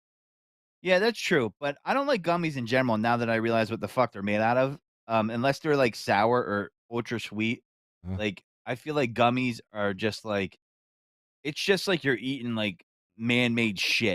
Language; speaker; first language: English; native; English